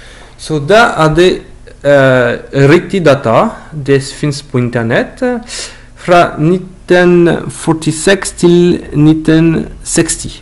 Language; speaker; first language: Norwegian; non-native, learner; French